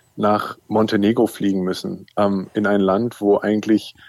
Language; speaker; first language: German; native; German